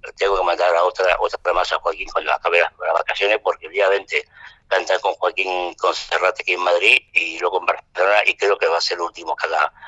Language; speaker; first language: Spanish; non-native, fluent; French